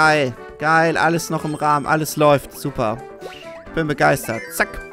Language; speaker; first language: German; native; German